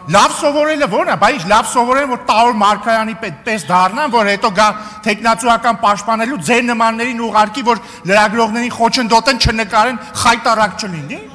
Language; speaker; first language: Armenian; native; Armenian